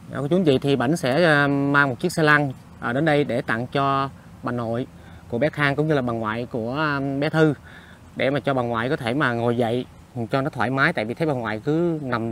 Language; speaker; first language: Vietnamese; native; Vietnamese